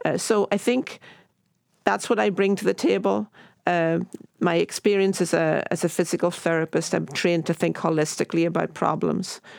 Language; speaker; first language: English; native; English